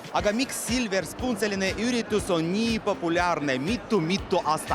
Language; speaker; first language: Estonian; non-native, local second language; Russian